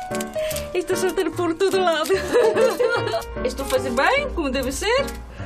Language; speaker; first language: Portuguese; non-native, learner; Korean